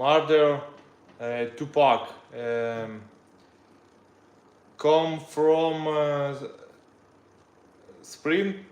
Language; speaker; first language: English; non-native, learner; Russian